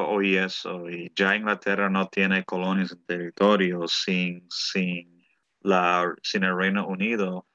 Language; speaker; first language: Spanish; early bilingual, heritage; Spanish